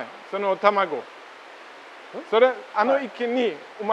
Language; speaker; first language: Japanese; non-native, learner; German